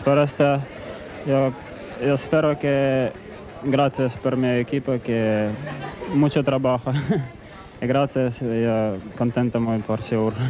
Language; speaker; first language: Spanish; non-native, learner; Russian